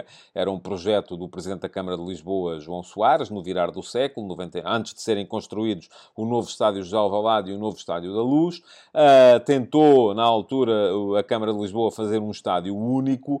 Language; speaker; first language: Portuguese; native; Portuguese